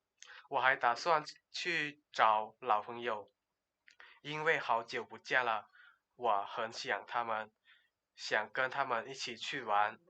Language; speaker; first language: Chinese; non-native, learner; Lao